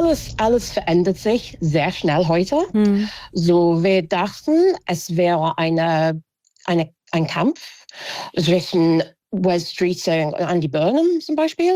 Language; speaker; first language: German; non-native, fluent; English